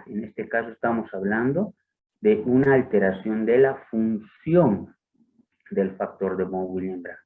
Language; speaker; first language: Spanish; native; Spanish